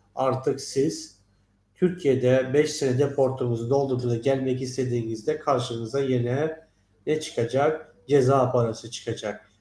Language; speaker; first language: Turkish; non-native, fluent; Turkmen